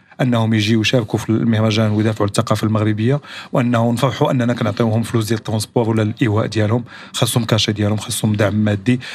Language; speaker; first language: Arabic; native; Arabic